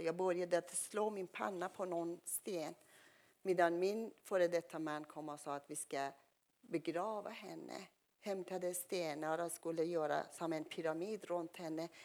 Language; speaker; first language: Swedish; non-native, fluent; Persian